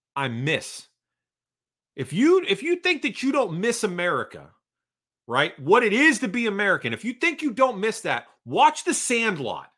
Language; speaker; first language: English; early bilingual, other home language; Hungarian